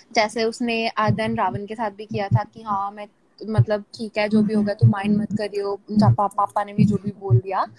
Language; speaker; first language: Hindi; native; Hindi